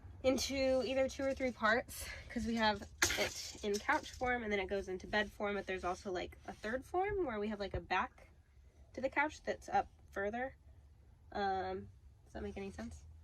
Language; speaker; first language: English; native; English